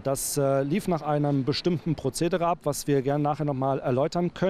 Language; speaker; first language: German; native; German